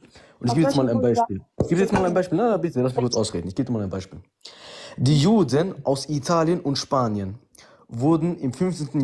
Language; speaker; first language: German; early bilingual, other home language; Arabic